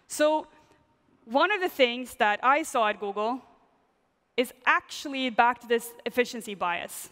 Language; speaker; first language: English; non-native, fluent; Swedish